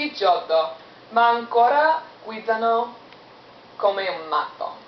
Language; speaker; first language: Italian; non-native, learner; English